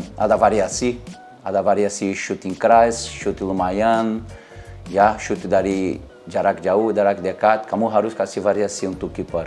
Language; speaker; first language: Indonesian; non-native, learner; Portuguese